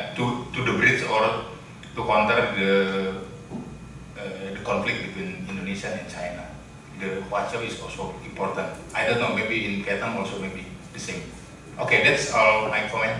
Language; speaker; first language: English; non-native, learner; Indonesian